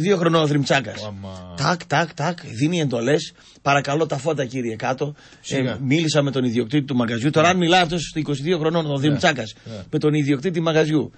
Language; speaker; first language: Greek; native; Greek